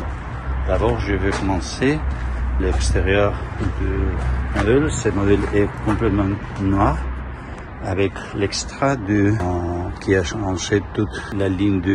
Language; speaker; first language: French; non-native, learner; Spanish